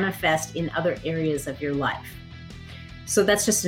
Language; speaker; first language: English; native; English